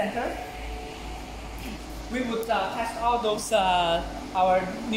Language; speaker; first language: English; non-native, learner; Chinese